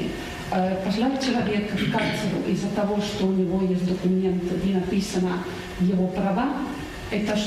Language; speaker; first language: Russian; non-native, fluent; Spanish